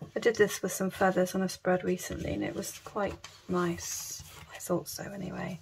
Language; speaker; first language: English; native; English